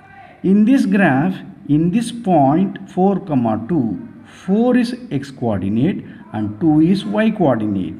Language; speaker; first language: English; non-native, local second language; Tamil